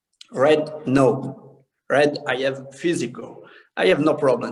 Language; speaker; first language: English; non-native, learner; Italian